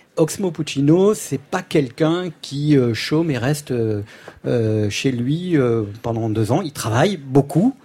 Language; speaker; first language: French; native; French